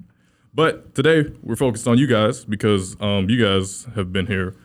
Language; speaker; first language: English; native; English